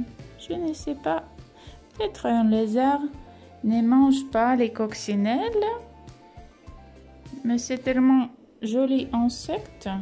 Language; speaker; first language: French; non-native, fluent; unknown